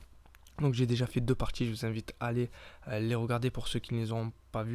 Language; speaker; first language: French; native; French